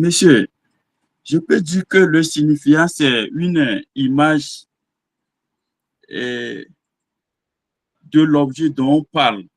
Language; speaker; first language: French; non-native, learner; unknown